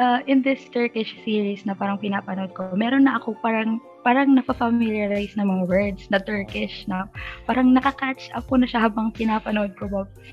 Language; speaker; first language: Filipino; non-native, local second language; Waray